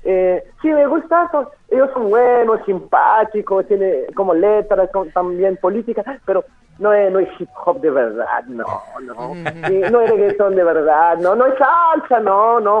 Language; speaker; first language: Spanish; non-native, fluent; French